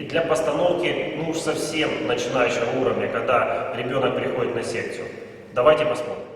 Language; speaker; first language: Russian; native; Russian